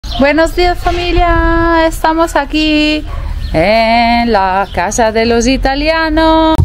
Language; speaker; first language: Spanish; non-native, fluent; Italian